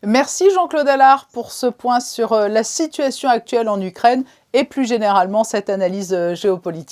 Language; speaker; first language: French; native; French